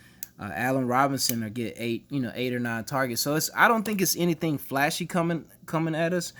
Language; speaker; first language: English; native; English